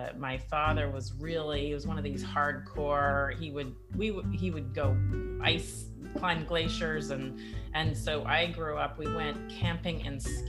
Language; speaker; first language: English; native; English